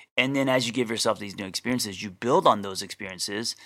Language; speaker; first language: English; native; English